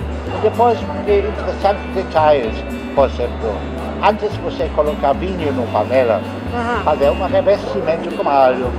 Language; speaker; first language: Portuguese; non-native, learner; German